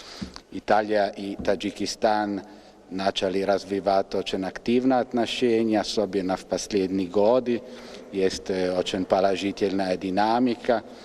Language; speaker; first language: Russian; non-native, fluent; Italian